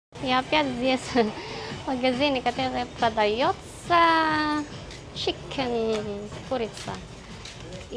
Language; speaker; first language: Russian; non-native, learner; Filipino